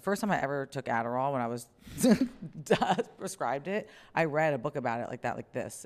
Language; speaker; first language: English; native; English